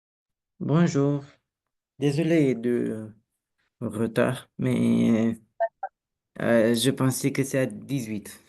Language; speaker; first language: French; non-native, learner; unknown